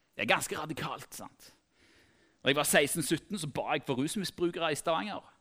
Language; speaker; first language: Norwegian; native; Norwegian